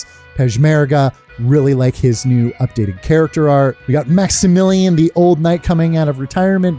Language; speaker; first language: English; native; English